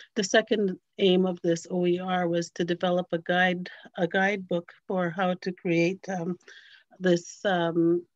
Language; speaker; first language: English; native; English